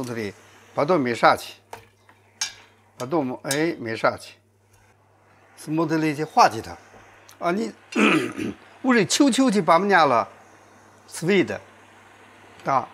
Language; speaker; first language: Russian; non-native, learner; Chinese